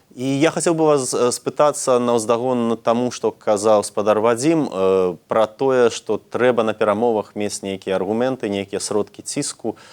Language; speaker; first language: Belarusian; native; Belarusian